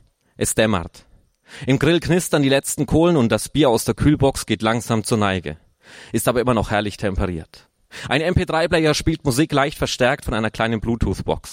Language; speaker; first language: German; native; German